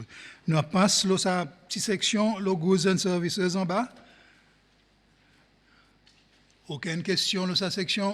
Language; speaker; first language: French; non-native, local second language; Seselwa Creole French